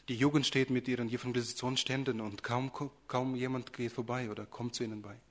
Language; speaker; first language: German; early bilingual, other home language; Russian